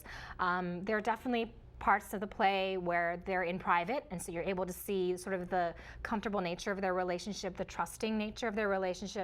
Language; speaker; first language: English; early bilingual, other home language; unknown